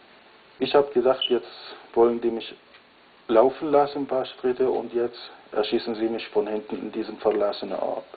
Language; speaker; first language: German; non-native, fluent; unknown